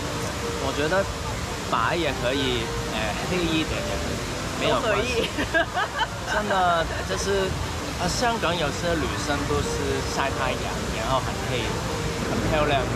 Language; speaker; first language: Chinese; non-native, local second language; Cantonese